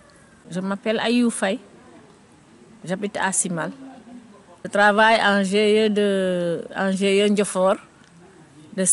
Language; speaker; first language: French; non-native, learner; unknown